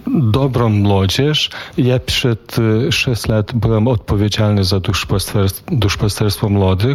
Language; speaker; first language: Polish; non-native, fluent; Lithuanian